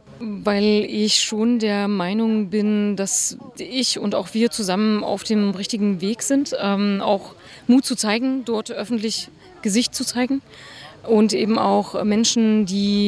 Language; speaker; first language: German; native; German